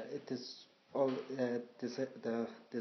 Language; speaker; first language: English; non-native, learner; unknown